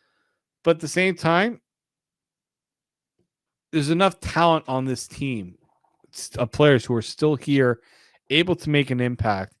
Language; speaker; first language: English; native; English